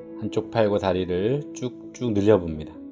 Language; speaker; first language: Korean; native; Korean